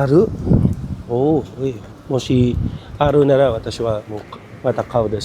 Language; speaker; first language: Japanese; non-native, learner; Filipino